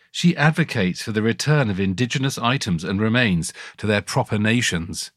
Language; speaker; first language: English; native; English